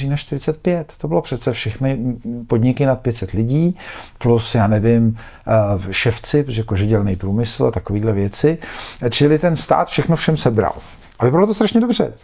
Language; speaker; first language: Czech; native; Czech